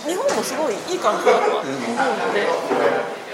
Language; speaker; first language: Japanese; native; Japanese